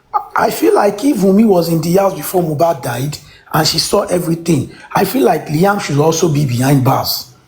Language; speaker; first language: English; non-native, local second language; Yoruba